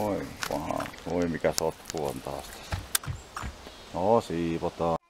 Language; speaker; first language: Finnish; native; Finnish